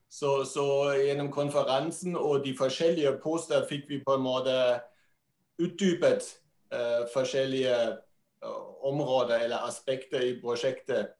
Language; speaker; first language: Norwegian; non-native, fluent; German